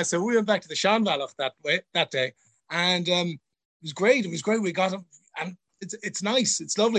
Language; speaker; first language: English; native; English